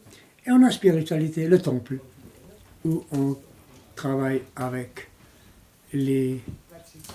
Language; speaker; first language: French; non-native, local second language; German